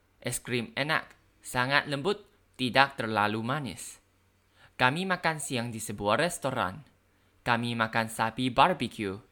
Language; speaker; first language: Indonesian; non-native, learner; Thai